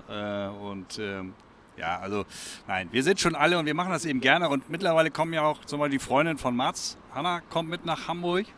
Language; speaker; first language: German; native; German